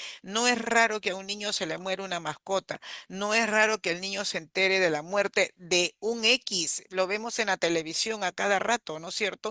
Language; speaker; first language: Spanish; native; Spanish